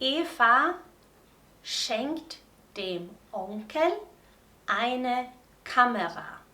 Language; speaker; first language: German; non-native, fluent; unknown